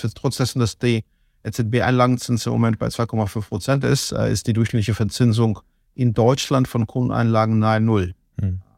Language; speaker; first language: German; non-native, fluent; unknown